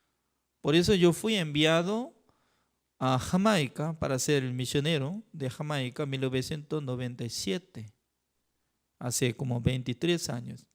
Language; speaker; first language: Spanish; non-native, fluent; Korean